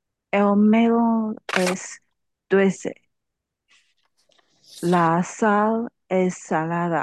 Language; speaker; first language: Spanish; non-native, learner; Chinese